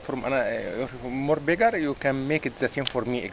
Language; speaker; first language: English; non-native, learner; Arabic